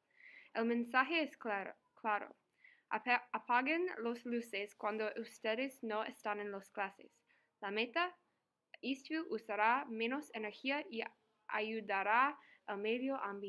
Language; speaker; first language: Spanish; non-native, learner; English